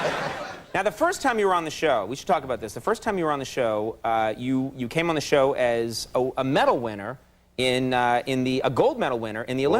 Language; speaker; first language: English; native; English